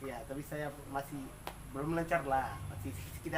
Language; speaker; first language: Indonesian; non-native, learner; Somali